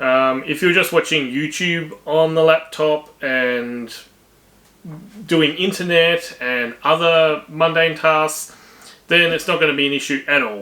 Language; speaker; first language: English; native; English